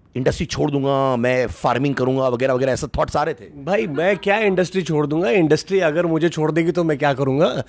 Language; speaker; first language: Hindi; native; Hindi